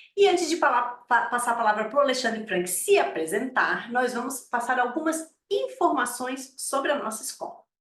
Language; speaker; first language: Portuguese; native; Portuguese